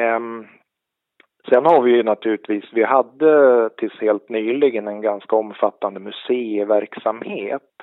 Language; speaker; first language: Swedish; native; Swedish